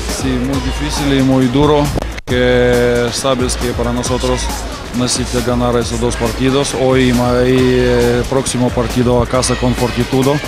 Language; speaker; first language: Spanish; non-native, learner; Russian